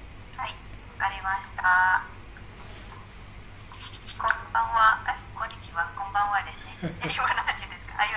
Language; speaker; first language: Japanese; non-native, fluent; Indonesian